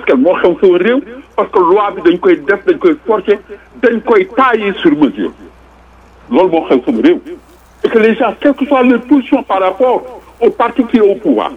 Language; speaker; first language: French; non-native, local second language; Wolof